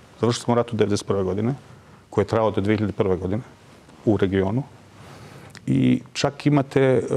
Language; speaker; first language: Serbian; non-native, local second language; Albanian